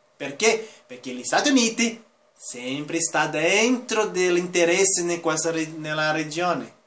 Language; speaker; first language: Italian; non-native, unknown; Spanish